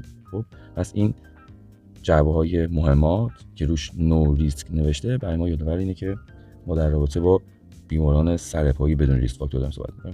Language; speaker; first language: Persian; native; Persian